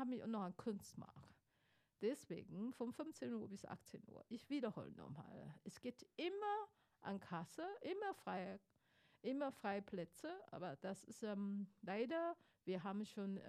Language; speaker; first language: German; non-native, fluent; Chinese